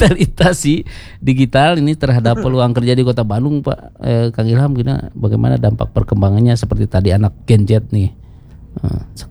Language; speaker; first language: Indonesian; non-native, local second language; Sundanese